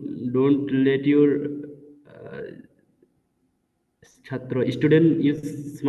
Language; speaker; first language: English; non-native, learner; Bangla